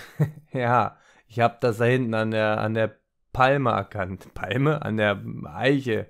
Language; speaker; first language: German; native; German